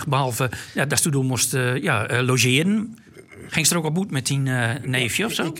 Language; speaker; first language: Dutch; native; Dutch